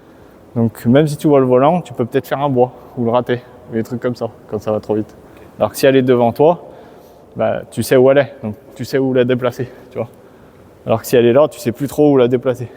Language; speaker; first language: French; native; French